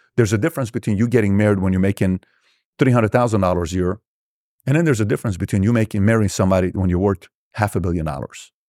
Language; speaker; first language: English; early bilingual, other home language; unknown